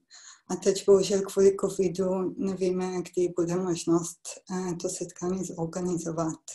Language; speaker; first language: Czech; non-native, fluent; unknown